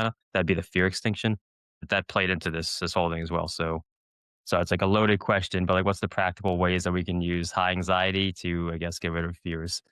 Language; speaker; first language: English; native; English